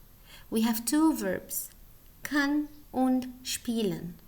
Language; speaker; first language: German; non-native, learner; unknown